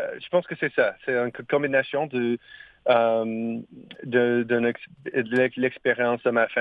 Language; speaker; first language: French; non-native, learner; English